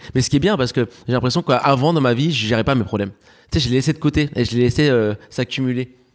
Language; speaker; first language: French; early bilingual, other home language; Spanish